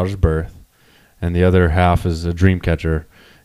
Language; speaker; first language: English; native; English